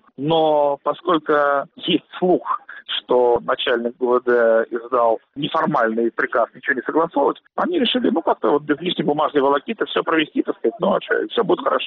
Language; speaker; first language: Russian; native; Russian